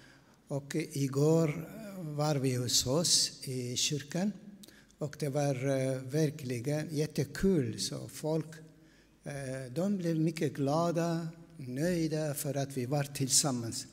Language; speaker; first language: Swedish; non-native, fluent; Aramaic